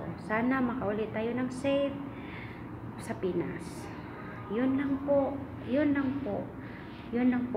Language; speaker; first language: Filipino; non-native, local second language; Cebuano